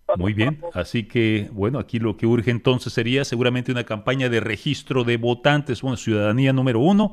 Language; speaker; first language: Spanish; native; Spanish